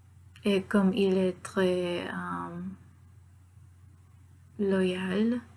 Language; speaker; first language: French; non-native, learner; Spanish